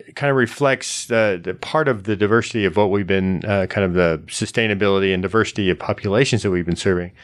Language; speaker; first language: English; native; English